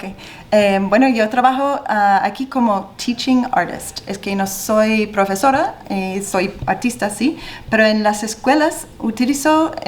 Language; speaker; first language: Spanish; non-native, fluent; English